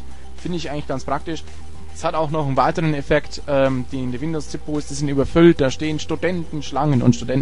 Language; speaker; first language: German; native; German